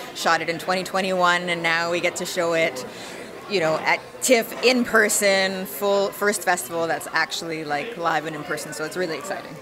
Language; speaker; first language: English; early bilingual, other home language; French